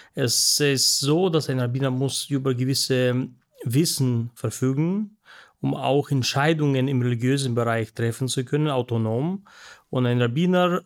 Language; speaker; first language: German; non-native, fluent; Russian